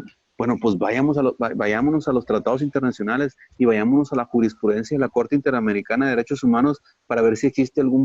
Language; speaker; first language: Spanish; native; Spanish